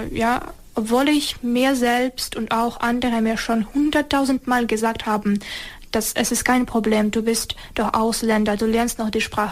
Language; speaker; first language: German; non-native, learner; Ukrainian